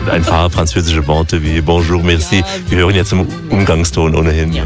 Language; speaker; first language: German; native; German